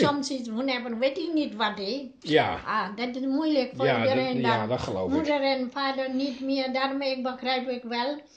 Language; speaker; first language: Dutch; non-native, learner; Nepali